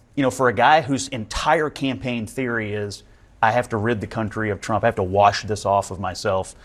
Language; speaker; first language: English; native; English